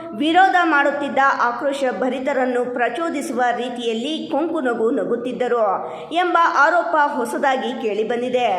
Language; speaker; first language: Kannada; native; Kannada